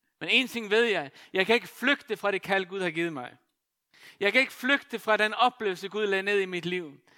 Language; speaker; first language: Danish; non-native, local second language; Faroese